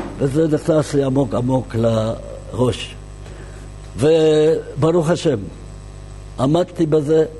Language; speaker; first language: Hebrew; non-native, fluent; Yiddish